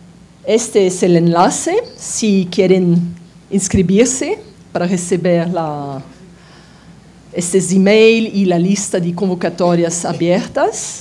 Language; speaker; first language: Spanish; non-native, fluent; French